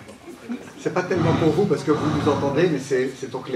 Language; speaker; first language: French; native; French